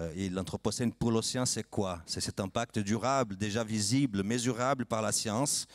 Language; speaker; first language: French; non-native, fluent; Portuguese